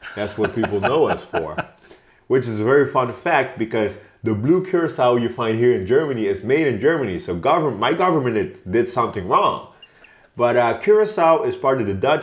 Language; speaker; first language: English; non-native, fluent; Papiamento